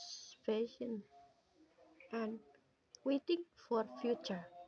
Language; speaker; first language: English; non-native, learner; Indonesian